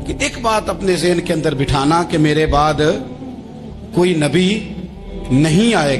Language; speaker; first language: Urdu; native; Urdu